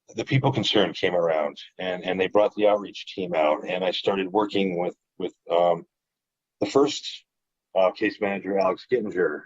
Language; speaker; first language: English; native; English